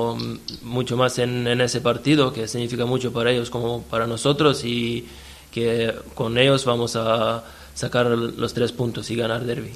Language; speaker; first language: Spanish; non-native, fluent; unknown